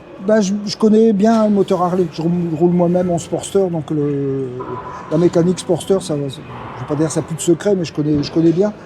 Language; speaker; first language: French; native; French